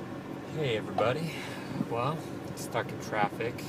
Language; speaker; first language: English; native; English